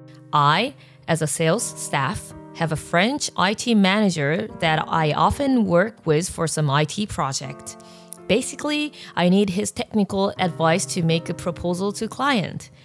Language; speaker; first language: English; non-native, fluent; Japanese